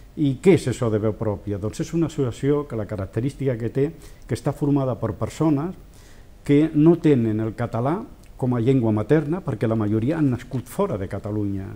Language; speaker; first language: Catalan; non-native, local second language; Spanish